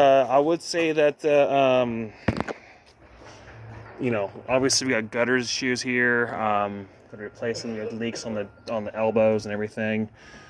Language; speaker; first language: English; native; English